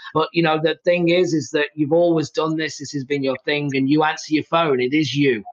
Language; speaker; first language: English; native; English